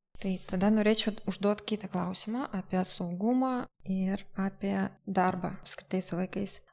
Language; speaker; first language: Lithuanian; non-native, local second language; Russian